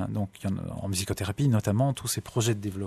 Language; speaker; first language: French; native; French